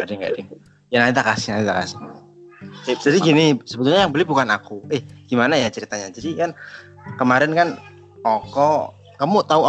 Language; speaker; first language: Indonesian; native; Indonesian